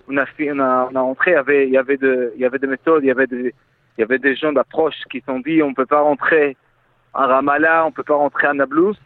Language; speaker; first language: French; non-native, fluent; Hebrew